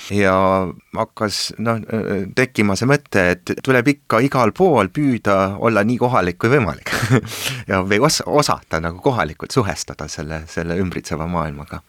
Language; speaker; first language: Estonian; early bilingual, heritage; Estonian